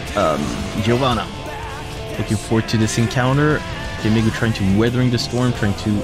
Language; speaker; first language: English; non-native, fluent; French